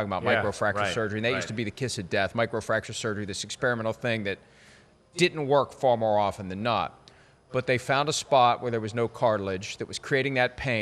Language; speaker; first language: English; native; English